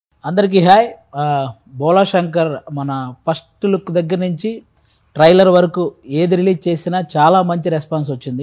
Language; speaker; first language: Telugu; native; Telugu